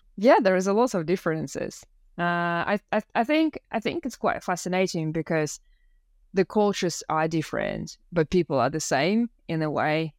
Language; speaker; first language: English; non-native, fluent; Russian